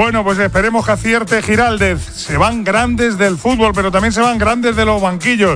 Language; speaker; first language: Spanish; native; Spanish